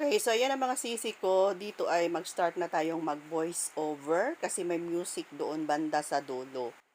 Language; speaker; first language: Filipino; non-native, local second language; Cebuano